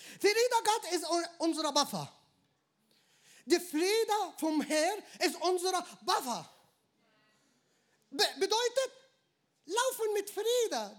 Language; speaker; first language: German; non-native, learner; Arabic